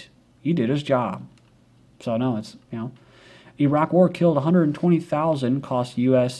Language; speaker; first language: English; native; English